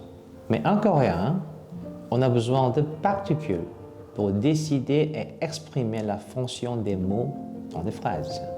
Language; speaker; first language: French; non-native, fluent; Korean